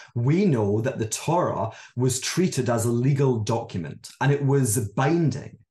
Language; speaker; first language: English; native; English